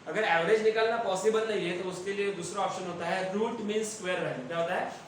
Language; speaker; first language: Hindi; non-native, local second language; Marathi